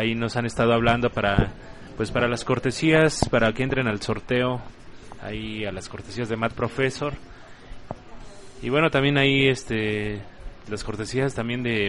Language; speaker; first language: Spanish; native; Spanish